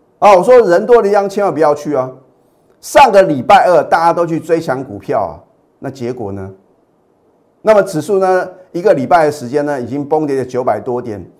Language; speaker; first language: Chinese; native; Chinese